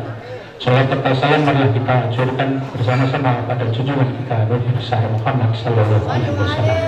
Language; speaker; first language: Indonesian; native; Indonesian